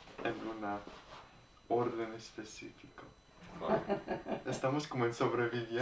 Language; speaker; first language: Spanish; non-native, fluent; English